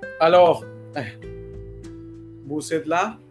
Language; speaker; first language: French; non-native, learner; Spanish